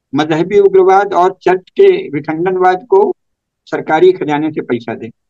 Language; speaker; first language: Hindi; native; Hindi